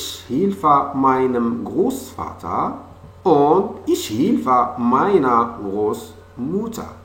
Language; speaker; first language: German; non-native, fluent; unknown